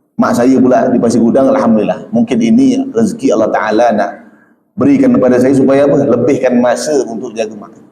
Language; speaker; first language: Malay; native; Malay